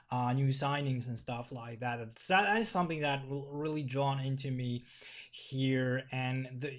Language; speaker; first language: English; non-native, fluent; Finnish